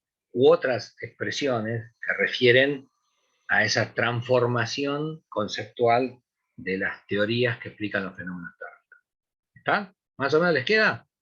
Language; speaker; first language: Spanish; native; Spanish